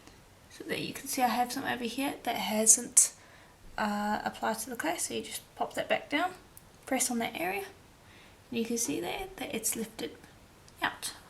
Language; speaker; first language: English; native; English